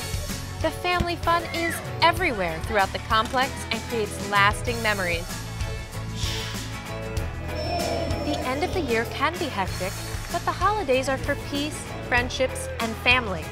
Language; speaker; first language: English; native; English